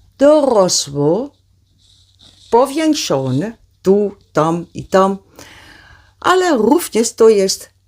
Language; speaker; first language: Polish; non-native, learner; Dutch